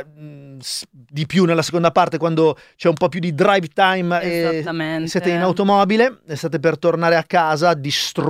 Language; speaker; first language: Italian; native; Italian